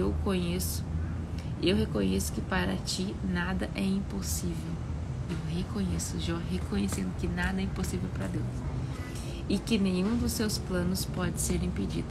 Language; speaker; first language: Portuguese; native; Portuguese